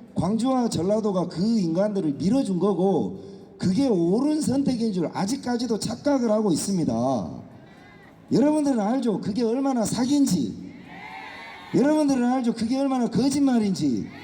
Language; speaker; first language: Korean; native; Korean